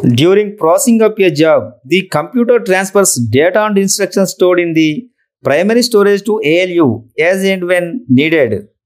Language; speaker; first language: English; non-native, local second language; Telugu